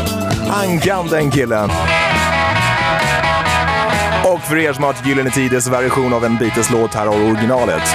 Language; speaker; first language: Swedish; native; Swedish